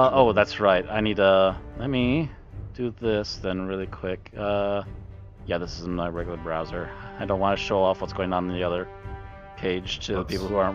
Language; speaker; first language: English; native; English